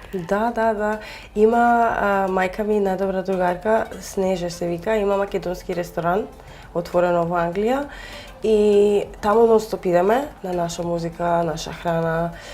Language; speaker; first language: Macedonian; early bilingual, heritage; Macedonian